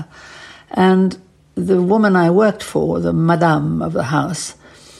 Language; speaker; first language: English; native; English